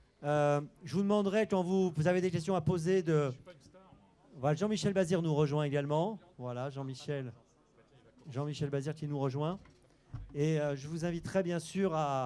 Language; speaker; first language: French; native; French